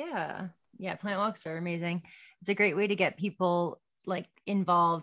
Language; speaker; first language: English; native; English